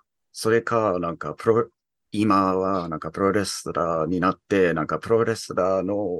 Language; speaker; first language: Japanese; early bilingual, heritage; English